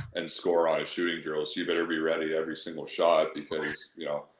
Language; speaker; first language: English; native; English